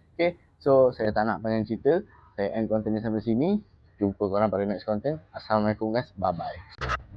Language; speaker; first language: Malay; native; Malay